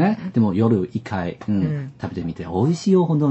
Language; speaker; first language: Japanese; non-native, fluent; Chinese